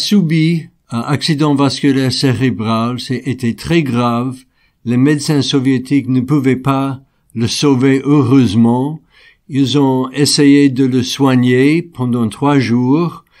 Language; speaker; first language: French; non-native, fluent; English